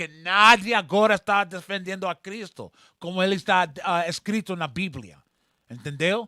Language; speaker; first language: Portuguese; non-native, learner; Spanish